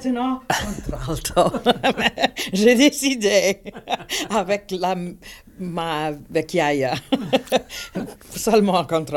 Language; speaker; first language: French; non-native, learner; Italian